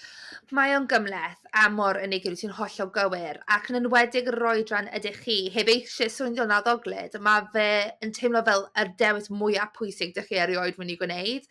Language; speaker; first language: Welsh; native; Welsh